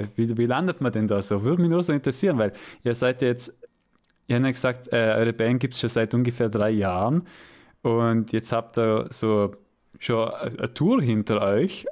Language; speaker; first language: German; native; German